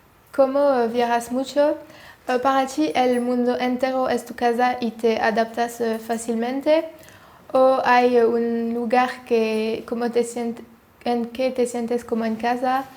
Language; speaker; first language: Spanish; non-native, learner; French